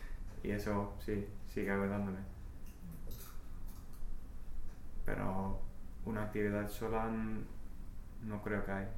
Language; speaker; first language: Spanish; non-native, fluent; English